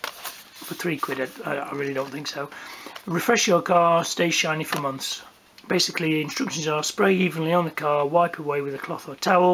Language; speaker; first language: English; native; English